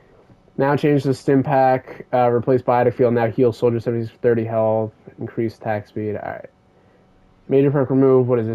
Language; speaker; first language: English; native; English